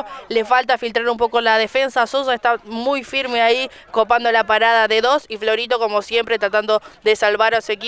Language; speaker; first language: Spanish; native; Spanish